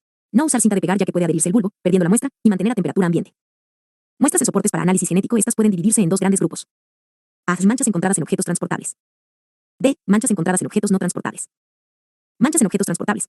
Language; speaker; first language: Spanish; native; Spanish